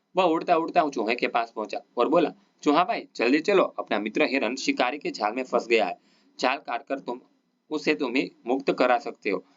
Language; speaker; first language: Hindi; non-native, local second language; Gujarati